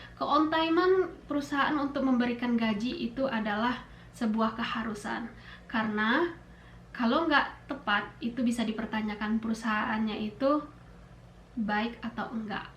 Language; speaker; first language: Indonesian; native; Indonesian